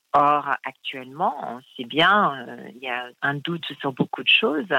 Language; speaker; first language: French; non-native, fluent; English